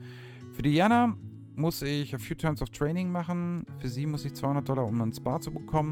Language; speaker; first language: German; native; German